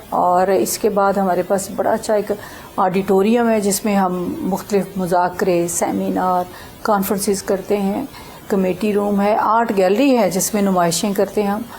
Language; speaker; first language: Urdu; non-native, local second language; Punjabi